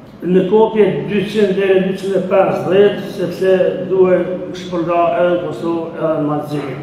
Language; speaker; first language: Albanian; native; Albanian